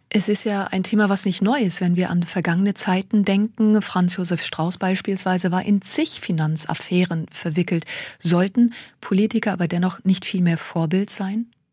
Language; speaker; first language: German; native; German